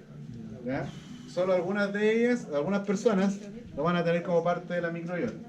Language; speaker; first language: Spanish; native; Spanish